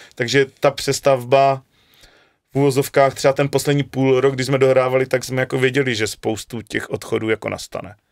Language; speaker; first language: Czech; native; Czech